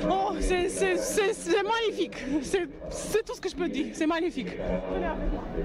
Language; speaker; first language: French; non-native, learner; Romanian